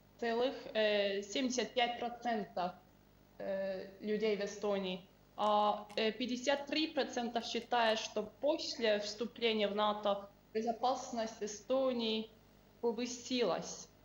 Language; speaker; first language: Russian; non-native, learner; Estonian